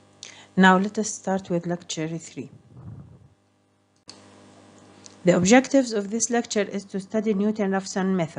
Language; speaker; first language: English; non-native, fluent; Arabic